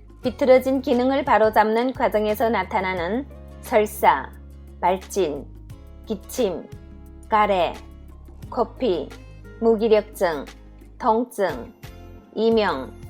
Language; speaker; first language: Korean; native; Korean